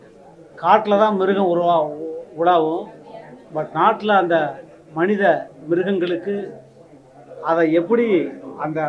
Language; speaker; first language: Tamil; native; Tamil